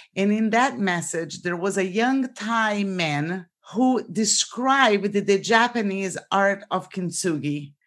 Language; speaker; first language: English; non-native, fluent; Portuguese